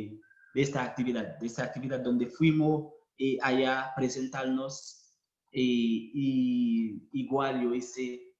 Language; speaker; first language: Spanish; non-native, fluent; Haitian Creole